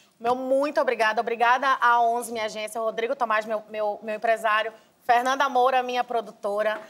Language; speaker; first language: Portuguese; native; Portuguese